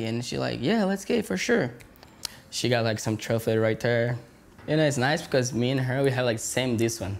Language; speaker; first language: English; non-native, learner; Portuguese